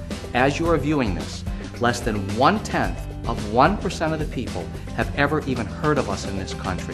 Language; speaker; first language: English; native; English